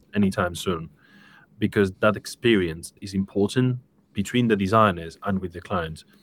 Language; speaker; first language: English; non-native, fluent; Spanish